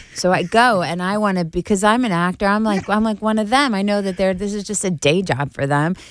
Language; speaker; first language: English; native; English